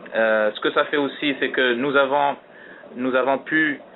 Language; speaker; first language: French; native; French